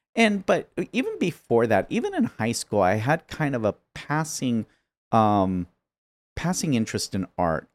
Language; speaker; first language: English; native; English